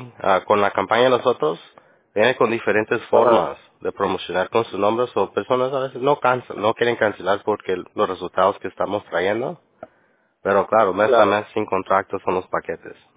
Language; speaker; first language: Spanish; early bilingual, heritage; Spanish